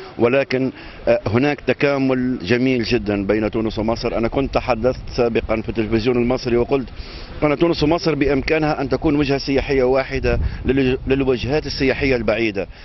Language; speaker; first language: Arabic; native; Arabic